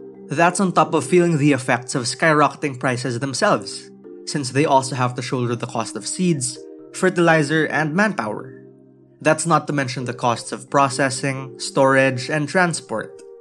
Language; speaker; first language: English; non-native, local second language; Filipino